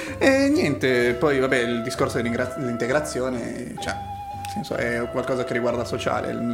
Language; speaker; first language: Italian; early bilingual, other home language; Spanish